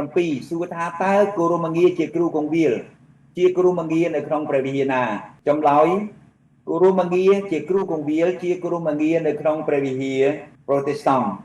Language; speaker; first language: Khmer; native; Khmer